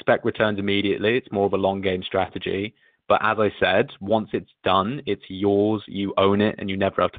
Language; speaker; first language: English; native; English